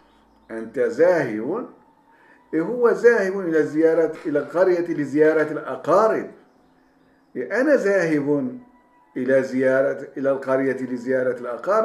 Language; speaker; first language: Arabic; non-native, fluent; Turkish